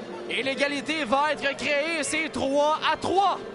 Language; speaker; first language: French; native; French